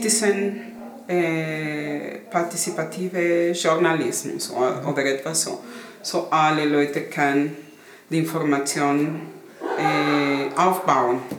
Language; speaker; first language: German; non-native, learner; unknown